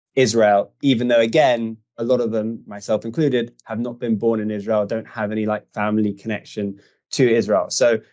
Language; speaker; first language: English; native; English